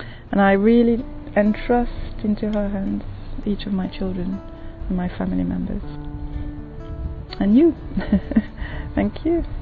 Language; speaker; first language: English; non-native, fluent; French